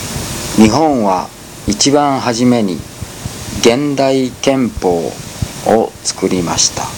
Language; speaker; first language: Japanese; non-native, learner; Spanish